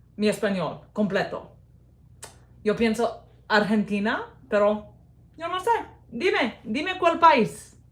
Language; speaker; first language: Spanish; non-native, learner; English